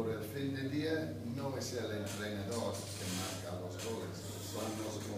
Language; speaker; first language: Spanish; non-native, fluent; English